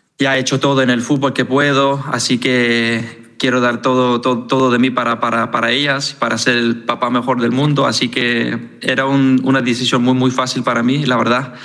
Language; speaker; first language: Spanish; non-native, fluent; Danish